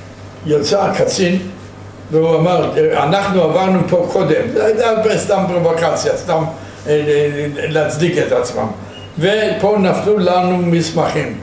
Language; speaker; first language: Hebrew; non-native, fluent; Yiddish